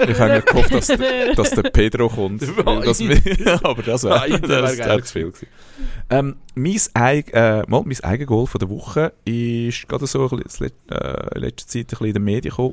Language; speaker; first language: German; native; German